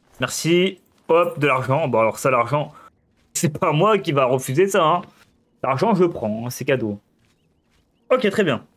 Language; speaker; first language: French; native; French